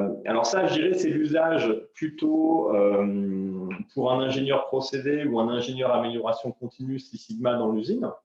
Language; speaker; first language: French; native; French